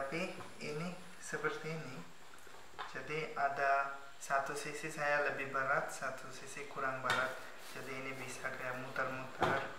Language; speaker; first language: Indonesian; non-native, fluent; Bangla